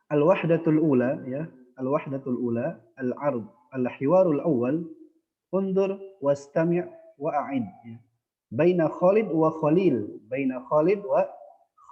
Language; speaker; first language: Arabic; non-native, fluent; Indonesian